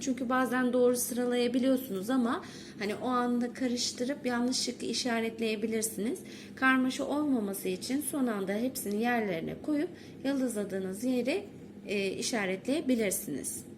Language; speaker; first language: Turkish; native; Turkish